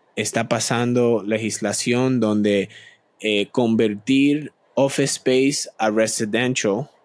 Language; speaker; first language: Spanish; native; Spanish